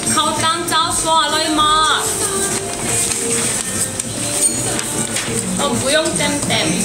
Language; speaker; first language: Thai; non-native, learner; Korean